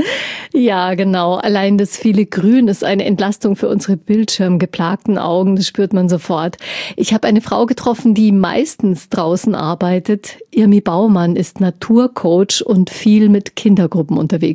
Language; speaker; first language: German; native; German